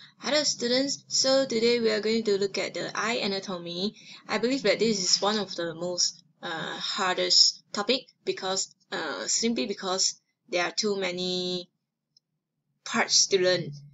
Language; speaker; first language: English; non-native, local second language; Chinese